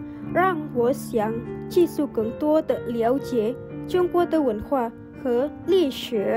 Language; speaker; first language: Chinese; non-native, fluent; Indonesian